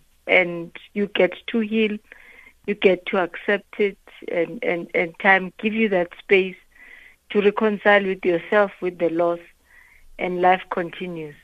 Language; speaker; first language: English; non-native, local second language; Zulu